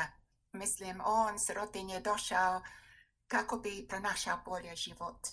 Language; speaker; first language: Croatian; non-native, fluent; English